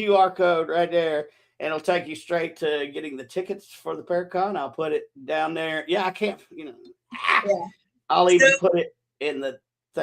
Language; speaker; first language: English; native; English